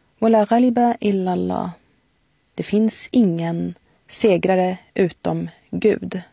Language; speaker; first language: Swedish; early bilingual, other home language; Arabic